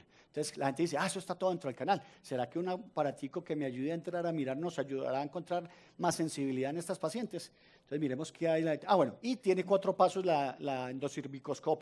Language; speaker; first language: Spanish; native; Spanish